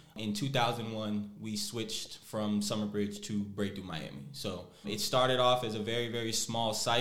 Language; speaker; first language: English; native; English